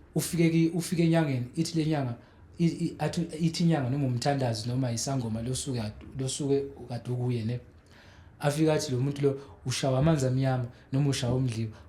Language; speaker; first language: Zulu; native; Zulu